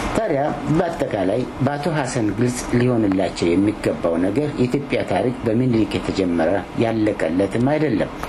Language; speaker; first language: Amharic; native; Amharic